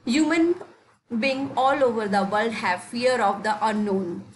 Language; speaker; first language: English; non-native, local second language; Hindi